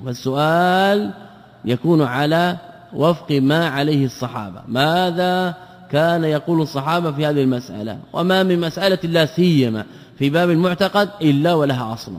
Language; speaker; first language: Arabic; native; Arabic